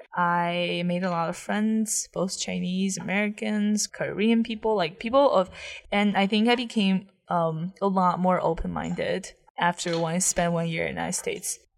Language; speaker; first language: English; non-native, fluent; Chinese